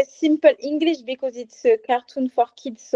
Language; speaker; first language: English; non-native, learner; French